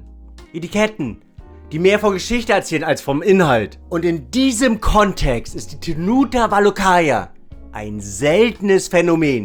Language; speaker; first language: German; native; German